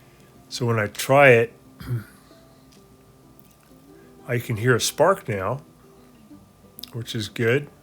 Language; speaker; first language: English; native; English